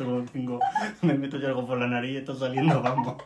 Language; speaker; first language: Spanish; native; Spanish